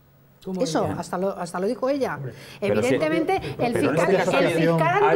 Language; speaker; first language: Spanish; native; Spanish